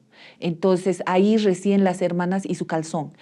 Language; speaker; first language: Spanish; native; Spanish